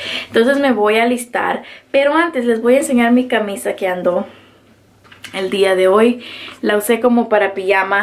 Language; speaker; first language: Spanish; early bilingual, heritage; Spanish